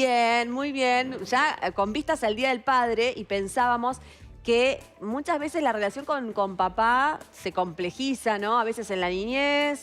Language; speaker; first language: Spanish; native; Spanish